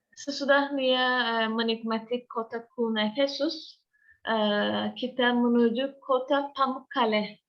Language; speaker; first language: Indonesian; non-native, learner; Turkish